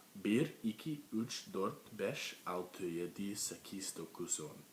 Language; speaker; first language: Turkish; non-native, learner; English